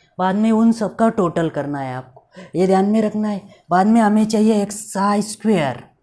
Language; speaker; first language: Hindi; non-native, local second language; Marathi